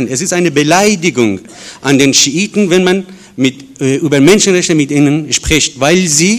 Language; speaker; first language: German; non-native, fluent; Persian